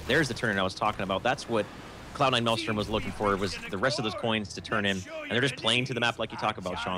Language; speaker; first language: English; native; English